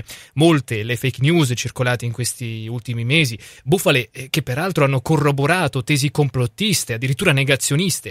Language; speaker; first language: Italian; native; Italian